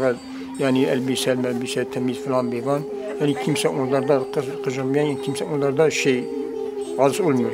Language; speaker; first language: Turkish; non-native, local second language; Kurdish